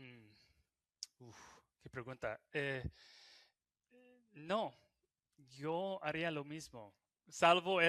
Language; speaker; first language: Spanish; non-native, fluent; English